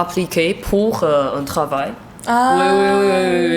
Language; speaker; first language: French; non-native, learner; Chinese